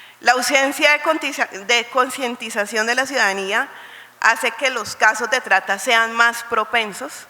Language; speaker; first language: Spanish; native; Spanish